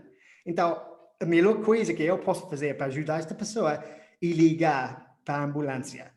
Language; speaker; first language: Portuguese; non-native, fluent; English